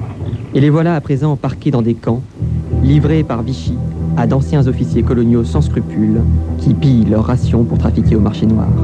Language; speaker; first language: French; native; French